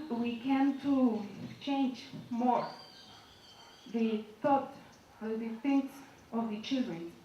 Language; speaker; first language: English; non-native, learner; Spanish